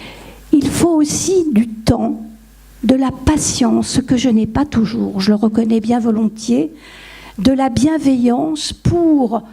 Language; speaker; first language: French; native; French